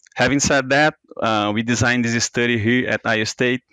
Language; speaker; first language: English; non-native, fluent; Portuguese